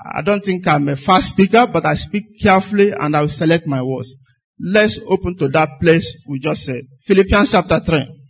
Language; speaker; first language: English; non-native, local second language; Igbo